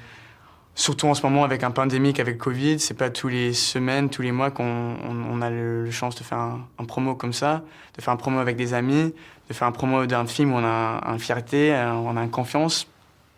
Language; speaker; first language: French; early bilingual, heritage; English